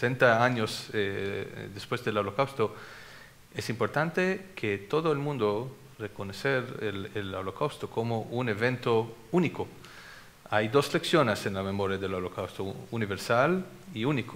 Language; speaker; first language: Spanish; non-native, fluent; Hebrew